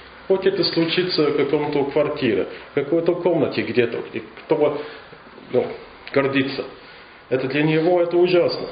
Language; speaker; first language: Russian; non-native, fluent; English